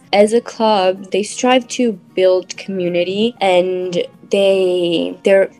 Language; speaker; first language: English; non-native, fluent; Portuguese